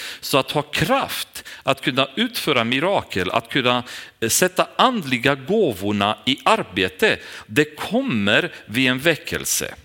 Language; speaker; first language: Swedish; non-native, fluent; Romanian